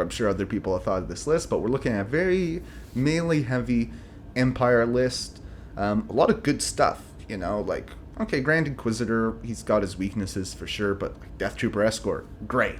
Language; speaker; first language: English; native; English